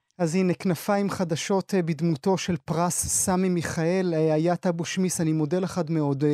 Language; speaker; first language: Hebrew; native; Hebrew